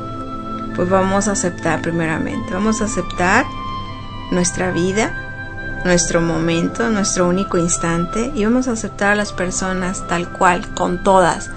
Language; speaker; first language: Spanish; native; Spanish